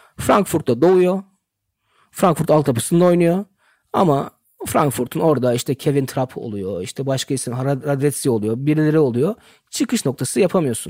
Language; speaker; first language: Turkish; early bilingual, heritage; Turkish